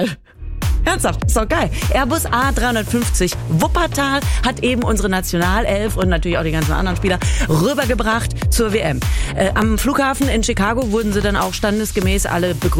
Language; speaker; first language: German; native; German